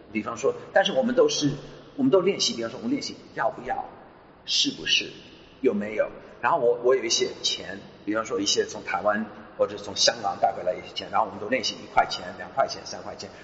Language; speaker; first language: Chinese; non-native, fluent; English